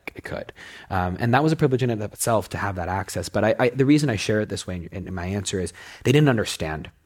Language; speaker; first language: English; native; English